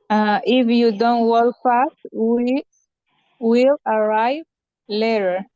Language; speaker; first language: English; non-native, learner; Spanish